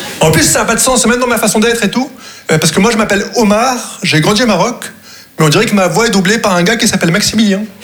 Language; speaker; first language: French; non-native, local second language; Arabic